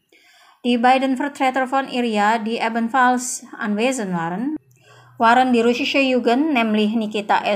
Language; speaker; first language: German; non-native, fluent; Indonesian